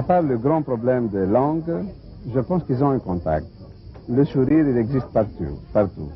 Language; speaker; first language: French; non-native, learner; Greek